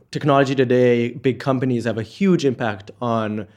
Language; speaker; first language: English; non-native, fluent; Hebrew